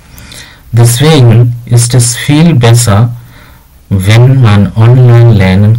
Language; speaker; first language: German; non-native, fluent; Bangla